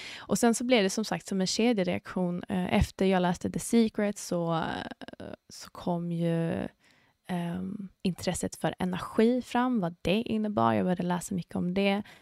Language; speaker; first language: Swedish; early bilingual, other home language; English